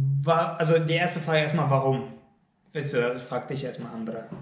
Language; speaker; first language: German; non-native, fluent; Indonesian